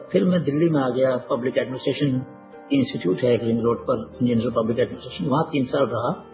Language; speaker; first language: Hindi; native; Hindi